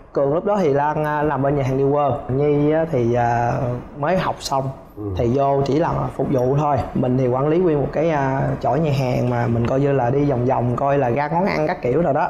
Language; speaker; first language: Vietnamese; non-native, local second language; Chinese